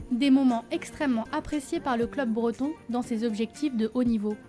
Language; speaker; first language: French; native; French